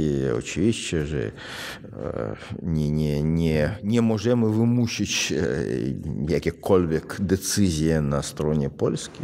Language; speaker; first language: Polish; non-native, fluent; Russian